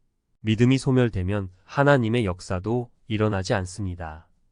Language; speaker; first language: Korean; native; Korean